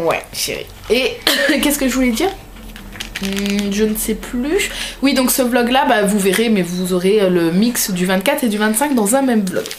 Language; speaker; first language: French; native; French